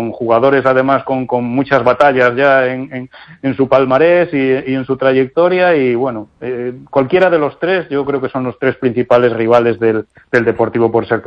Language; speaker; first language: Spanish; native; Spanish